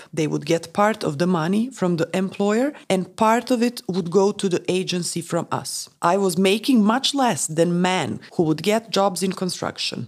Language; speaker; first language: English; non-native, fluent; Romanian